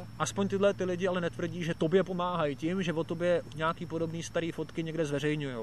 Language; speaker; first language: Czech; native; Czech